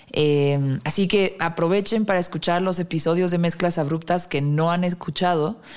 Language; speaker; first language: Spanish; native; Spanish